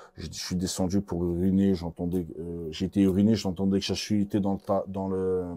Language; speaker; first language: French; native; French